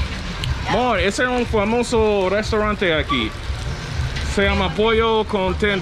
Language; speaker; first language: Spanish; non-native, learner; English